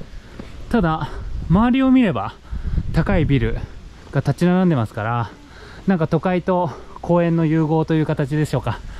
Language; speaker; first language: Japanese; native; Japanese